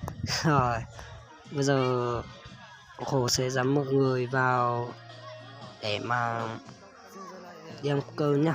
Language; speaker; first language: Vietnamese; non-native, local second language; Hmong